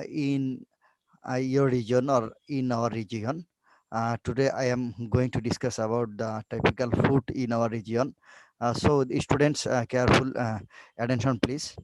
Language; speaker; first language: English; non-native, local second language; Bangla